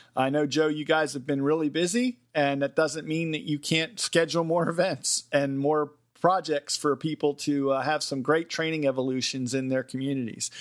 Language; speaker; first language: English; native; English